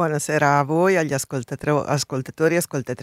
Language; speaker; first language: Italian; native; Italian